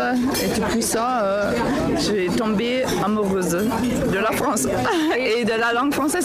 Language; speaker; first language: French; non-native, fluent; German